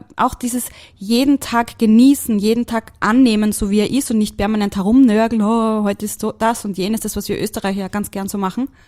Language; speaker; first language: German; native; German